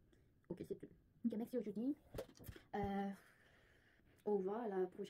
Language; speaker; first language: French; non-native, learner; Korean